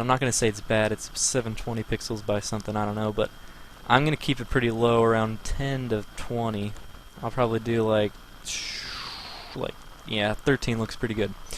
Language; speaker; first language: English; native; English